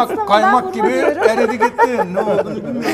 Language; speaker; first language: Turkish; native; Turkish